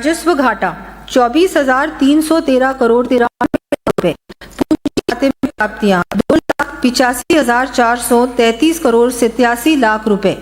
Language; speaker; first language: Hindi; native; Hindi